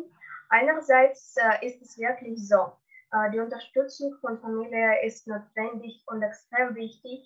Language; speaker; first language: German; non-native, learner; Russian